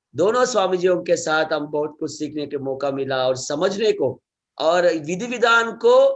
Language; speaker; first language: Hindi; non-native, local second language; Telugu